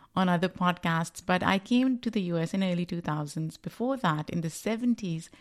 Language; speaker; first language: English; non-native, local second language; Urdu